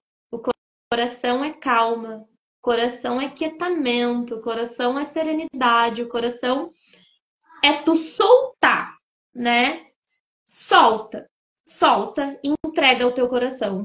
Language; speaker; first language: Portuguese; native; Portuguese